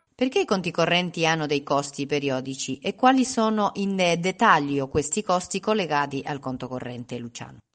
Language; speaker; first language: Italian; non-native, fluent; Spanish